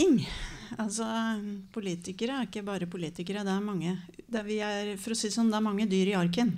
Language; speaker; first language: Norwegian; native; Norwegian